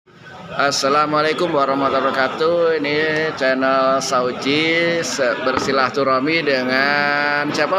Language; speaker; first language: Indonesian; native; Indonesian